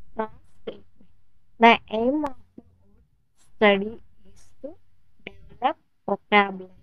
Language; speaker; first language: English; non-native, local second language; Telugu